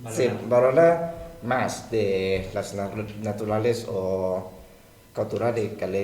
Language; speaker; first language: Spanish; non-native, learner; Thai